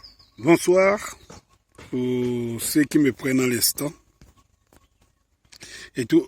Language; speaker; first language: French; native; French